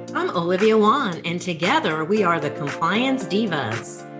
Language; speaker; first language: English; native; English